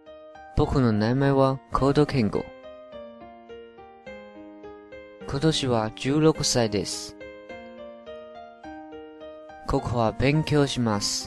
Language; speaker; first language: Japanese; non-native, learner; Chinese